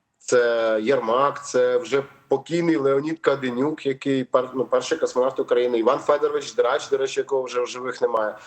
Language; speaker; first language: Ukrainian; native; Ukrainian